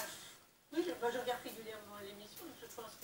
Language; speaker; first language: French; native; French